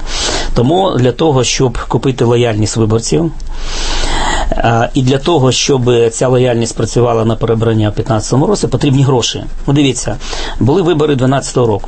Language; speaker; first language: Ukrainian; native; Ukrainian